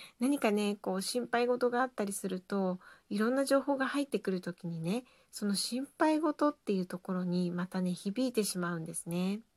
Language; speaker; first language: Japanese; native; Japanese